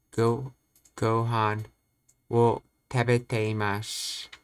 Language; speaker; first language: Japanese; non-native, learner; English